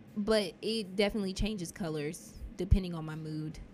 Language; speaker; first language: English; native; English